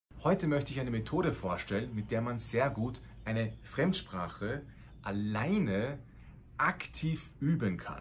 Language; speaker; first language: German; non-native, fluent; Spanish